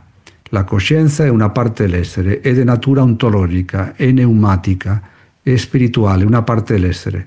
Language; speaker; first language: Italian; non-native, fluent; Spanish